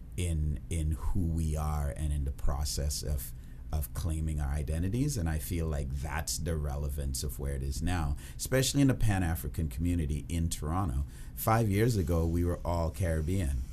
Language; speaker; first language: English; early bilingual, other home language; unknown